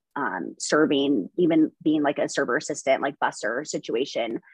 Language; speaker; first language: English; native; English